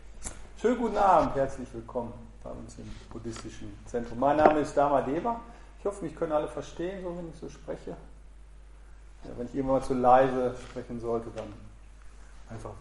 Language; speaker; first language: German; native; German